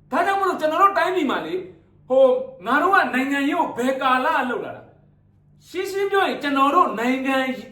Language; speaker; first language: Burmese; native; Burmese